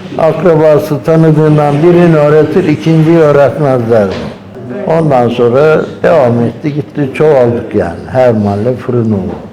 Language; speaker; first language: Turkish; native; Turkish